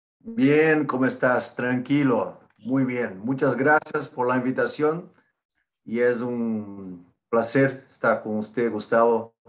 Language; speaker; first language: Spanish; non-native, fluent; Portuguese